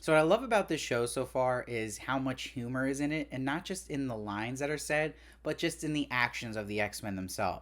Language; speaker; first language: English; native; English